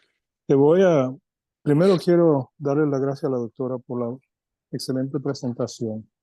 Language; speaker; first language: Spanish; native; Spanish